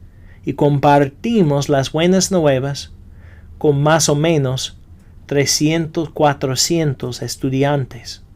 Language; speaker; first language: Spanish; non-native, fluent; English